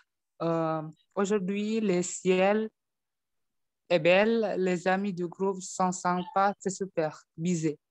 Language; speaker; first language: French; non-native, learner; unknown